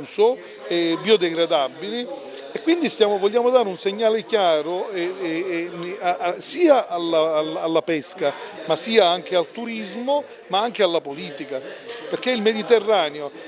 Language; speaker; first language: Italian; native; Italian